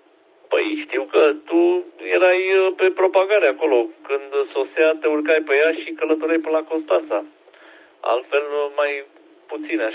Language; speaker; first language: Romanian; native; Romanian